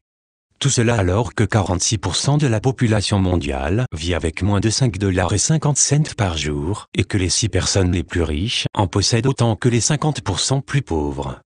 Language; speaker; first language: French; native; French